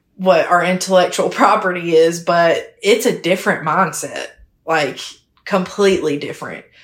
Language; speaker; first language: English; native; English